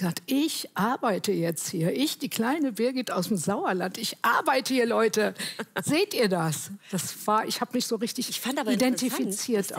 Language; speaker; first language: German; native; German